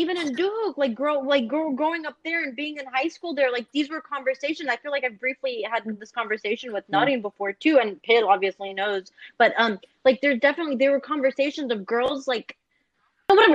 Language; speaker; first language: English; native; English